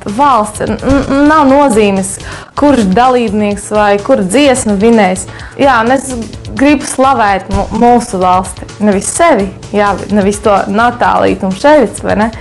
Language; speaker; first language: Latvian; non-native, local second language; Russian